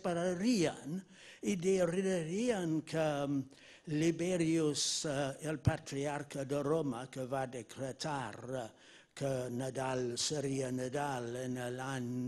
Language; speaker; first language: Catalan; non-native, fluent; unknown